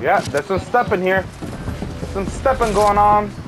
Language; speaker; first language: English; early bilingual, other home language; Spanish